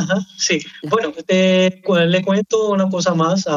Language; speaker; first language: Spanish; non-native, learner; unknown